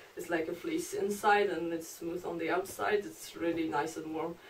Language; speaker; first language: English; non-native, fluent; Polish